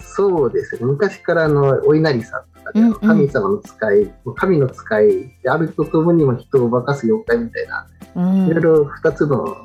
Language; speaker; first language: Japanese; native; Japanese